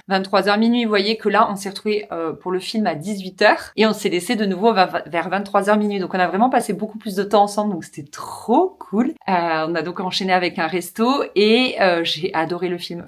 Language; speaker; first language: French; native; French